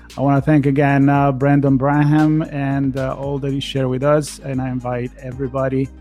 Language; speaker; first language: English; non-native, fluent; Italian